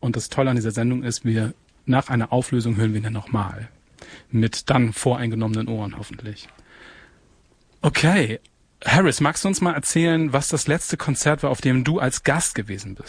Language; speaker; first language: German; native; German